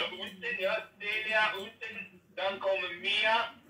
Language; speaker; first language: German; non-native, learner; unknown